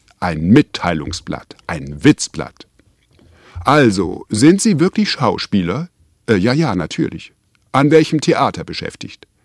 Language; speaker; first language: German; native; German